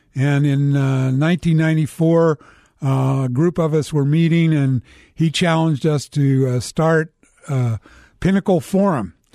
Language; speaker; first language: English; native; English